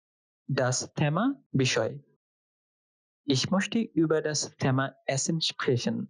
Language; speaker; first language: German; non-native, fluent; Bangla